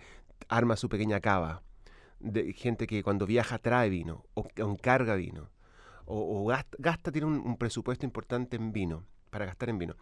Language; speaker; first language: Spanish; native; Spanish